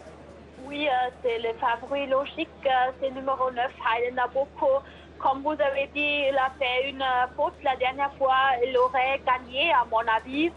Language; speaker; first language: French; non-native, fluent; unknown